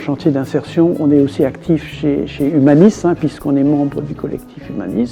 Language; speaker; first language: French; native; French